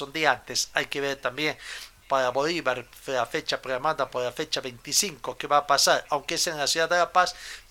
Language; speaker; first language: Spanish; native; Spanish